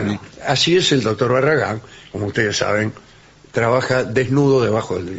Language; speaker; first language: Spanish; native; Spanish